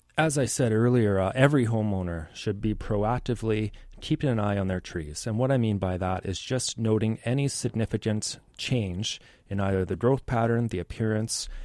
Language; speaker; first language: English; native; English